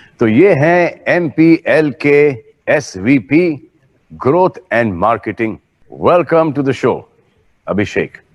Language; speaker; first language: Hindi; native; Hindi